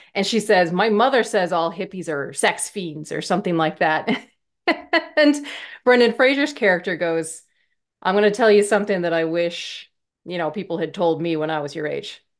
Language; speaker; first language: English; native; English